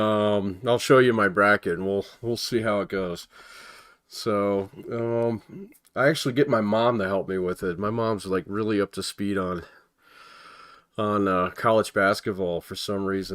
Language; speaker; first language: English; native; English